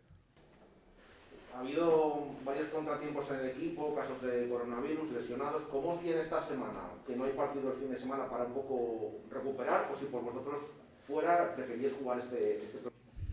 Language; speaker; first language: Spanish; native; Spanish